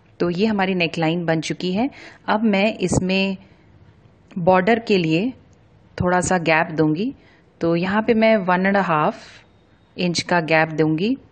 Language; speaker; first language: Hindi; native; Hindi